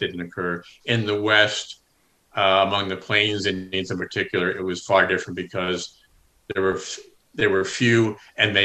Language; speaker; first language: English; native; English